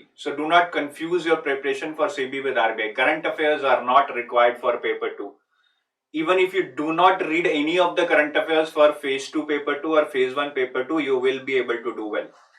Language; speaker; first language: English; non-native, local second language; Hindi